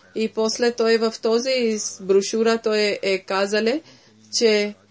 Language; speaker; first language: Bulgarian; non-native, fluent; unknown